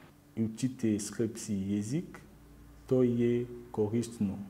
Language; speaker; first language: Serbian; non-native, learner; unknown